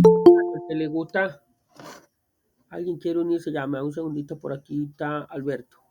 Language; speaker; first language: Spanish; native; Spanish